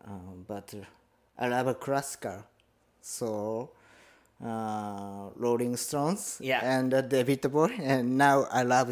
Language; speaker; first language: English; non-native, learner; Japanese